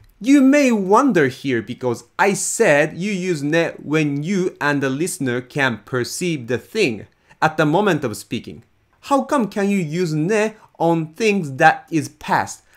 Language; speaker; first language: English; non-native, fluent; Japanese